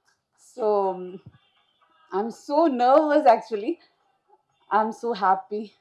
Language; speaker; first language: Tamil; non-native, learner; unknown